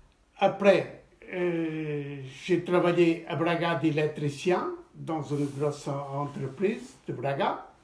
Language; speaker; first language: French; non-native, fluent; Portuguese